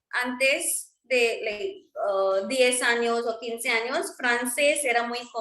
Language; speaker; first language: Spanish; non-native, fluent; Marwari